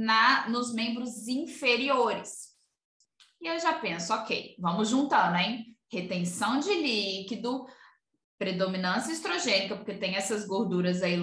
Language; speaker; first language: Portuguese; native; Portuguese